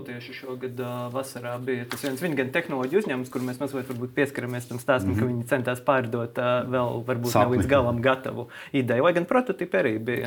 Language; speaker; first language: Latvian; native; Latvian